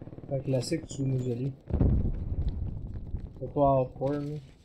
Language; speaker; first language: French; native; French